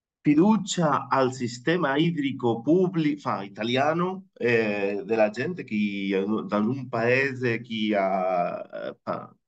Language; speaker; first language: Italian; non-native, fluent; Spanish